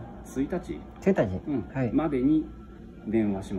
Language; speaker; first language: Japanese; native; Japanese